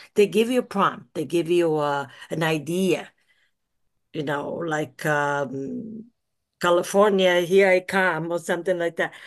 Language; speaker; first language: English; early bilingual, other home language; Italian